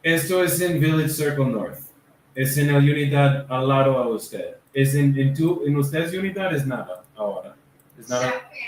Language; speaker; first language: Spanish; non-native, learner; English